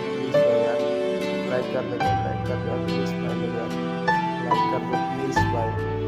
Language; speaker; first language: Hindi; non-native, local second language; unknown